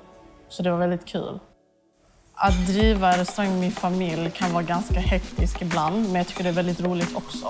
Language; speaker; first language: Swedish; early bilingual, other home language; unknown